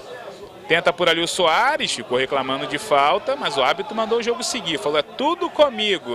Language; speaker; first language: Portuguese; native; Portuguese